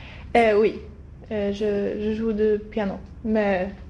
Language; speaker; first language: French; non-native, learner; Swedish